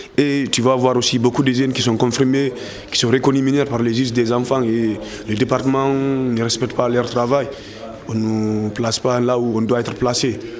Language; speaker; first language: French; non-native, local second language; Fula